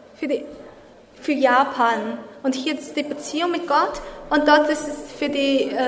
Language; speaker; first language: German; non-native, learner; Chinese